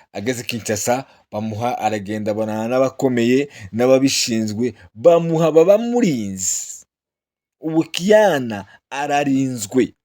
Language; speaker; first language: Kinyarwanda; native; Kinyarwanda